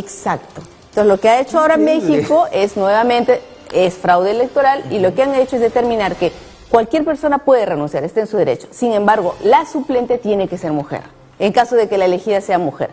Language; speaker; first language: Spanish; native; Spanish